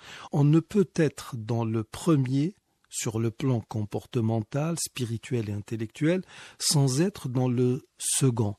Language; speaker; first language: French; non-native, local second language; Arabic